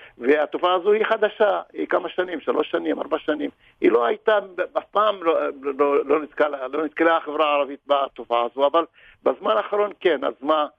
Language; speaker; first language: Hebrew; non-native, local second language; Arabic